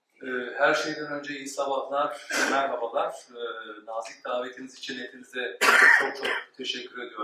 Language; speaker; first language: Turkish; early bilingual, heritage; Turkish